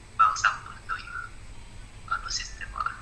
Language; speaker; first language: Japanese; non-native, learner; Indonesian